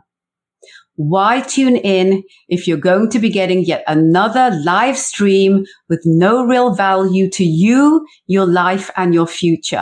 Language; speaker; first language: English; native; English